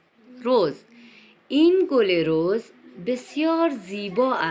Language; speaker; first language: Persian; non-native, fluent; Urdu